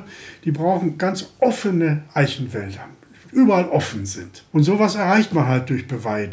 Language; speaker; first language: German; native; German